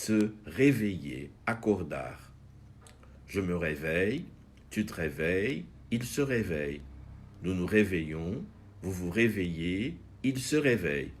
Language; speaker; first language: French; non-native, fluent; Portuguese